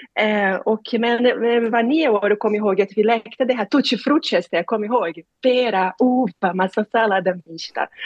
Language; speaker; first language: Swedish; non-native, learner; Portuguese